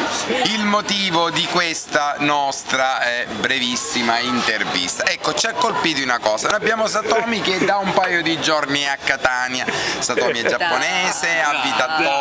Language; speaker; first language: Italian; native; Italian